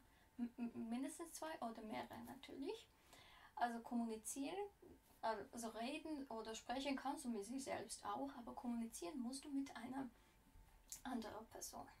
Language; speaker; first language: German; non-native, fluent; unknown